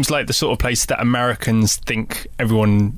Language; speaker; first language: English; native; English